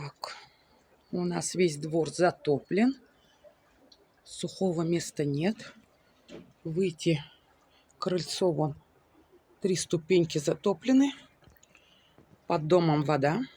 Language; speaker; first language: Russian; non-native, local second language; Yakut